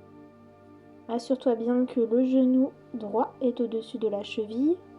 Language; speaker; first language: French; native; French